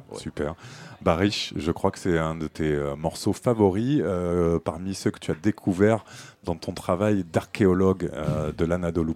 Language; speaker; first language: French; native; French